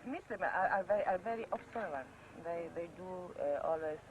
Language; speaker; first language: English; non-native, learner; French